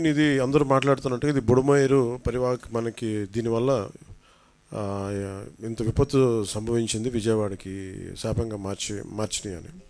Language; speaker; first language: Telugu; native; Telugu